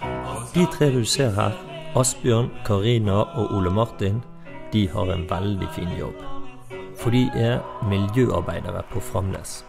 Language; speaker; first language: Norwegian; native; Norwegian